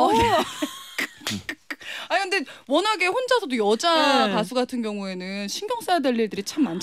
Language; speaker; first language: Korean; native; Korean